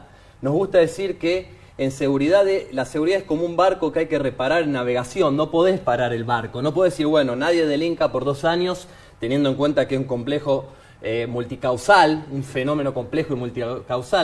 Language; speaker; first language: Spanish; native; Spanish